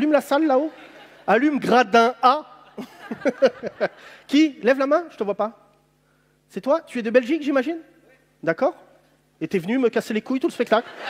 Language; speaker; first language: French; native; French